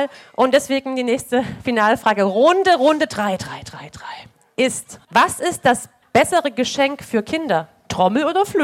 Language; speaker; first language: German; native; German